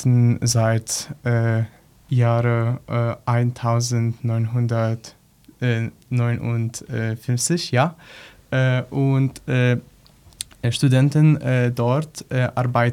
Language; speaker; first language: German; non-native, learner; Polish